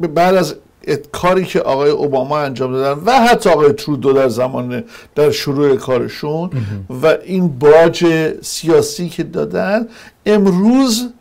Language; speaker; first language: Persian; native; Persian